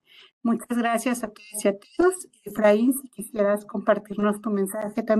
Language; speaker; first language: Spanish; native; Spanish